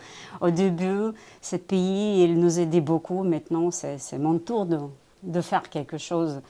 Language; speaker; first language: French; non-native, fluent; Ukrainian